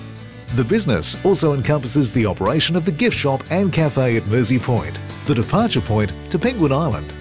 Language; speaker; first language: English; native; English